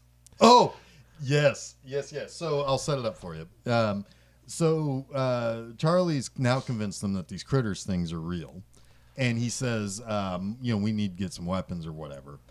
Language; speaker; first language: English; native; English